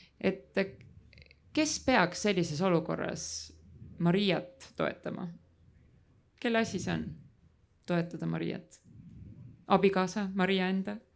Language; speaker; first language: Estonian; native; Estonian